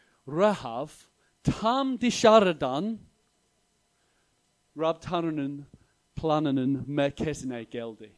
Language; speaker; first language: Turkish; non-native, fluent; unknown